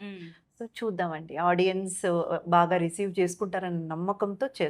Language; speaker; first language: Telugu; native; Telugu